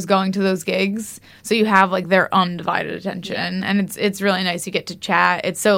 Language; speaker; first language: English; native; English